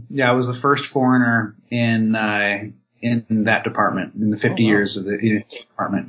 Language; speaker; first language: English; native; English